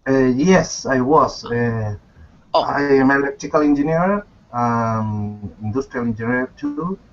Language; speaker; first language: English; non-native, learner; Spanish